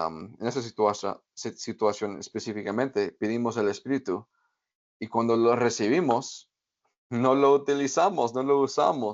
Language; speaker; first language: Spanish; non-native, fluent; English